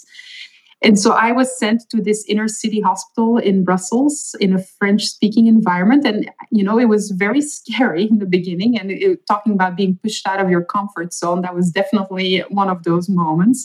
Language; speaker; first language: English; non-native, fluent; Dutch